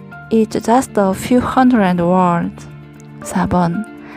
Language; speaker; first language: English; non-native, learner; Korean